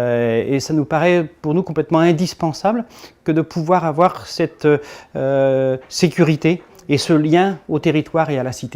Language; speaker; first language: French; native; French